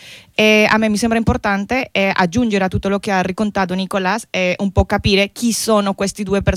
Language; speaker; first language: Italian; non-native, fluent; Spanish